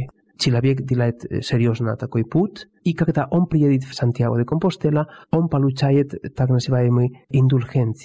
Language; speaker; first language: Russian; non-native, fluent; Spanish